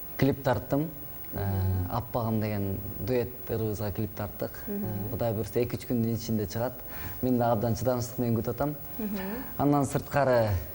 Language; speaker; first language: Kyrgyz; native; Kyrgyz